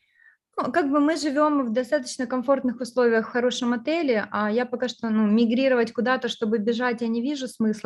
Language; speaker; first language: Russian; native; Russian